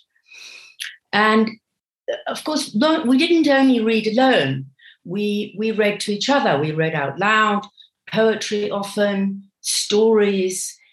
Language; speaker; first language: English; native; English